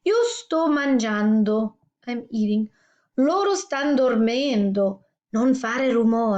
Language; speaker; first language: Italian; non-native, fluent; English